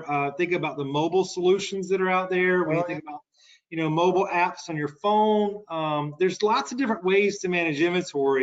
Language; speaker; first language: English; native; English